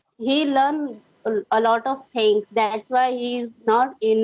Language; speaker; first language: English; non-native, learner; Hindi